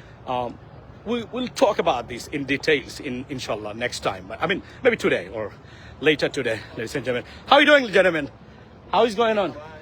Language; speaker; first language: English; non-native, local second language; Bangla